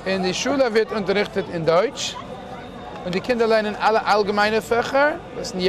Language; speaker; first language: German; non-native, fluent; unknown